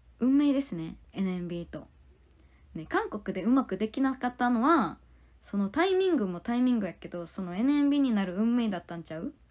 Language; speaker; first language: Japanese; non-native, fluent; Korean